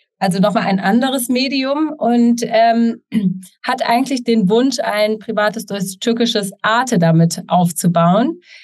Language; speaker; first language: German; native; German